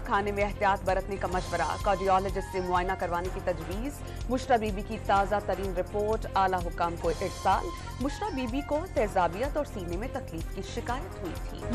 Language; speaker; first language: Urdu; native; Urdu